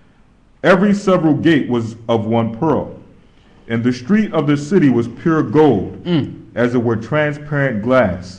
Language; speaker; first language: English; native; English